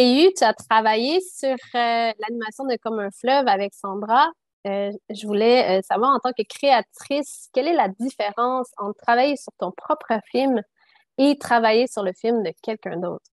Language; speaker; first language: French; native; French